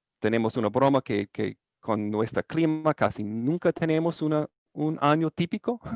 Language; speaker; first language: Spanish; non-native, learner; English